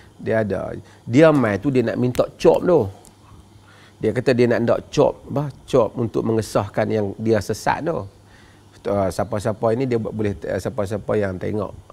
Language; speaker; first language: Malay; native; Malay